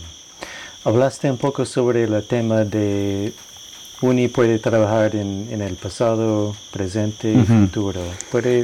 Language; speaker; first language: Spanish; non-native, learner; English